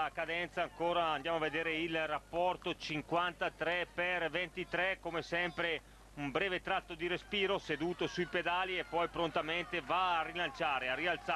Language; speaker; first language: Italian; native; Italian